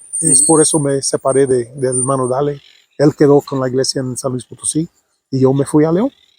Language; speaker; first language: Spanish; non-native, fluent; English